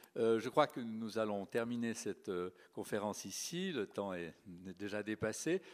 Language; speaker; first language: French; native; French